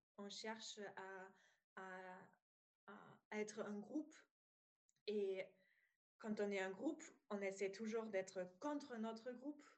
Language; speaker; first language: French; non-native, fluent; German